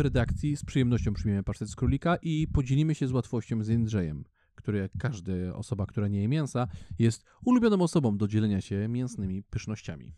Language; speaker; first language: Polish; native; Polish